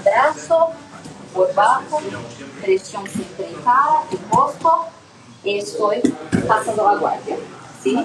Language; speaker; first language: Spanish; non-native, learner; Portuguese